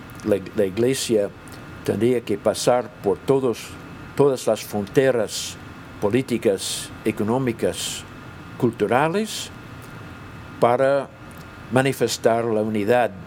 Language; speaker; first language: Spanish; non-native, fluent; English